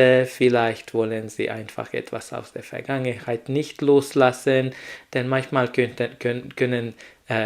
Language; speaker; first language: German; non-native, learner; Hungarian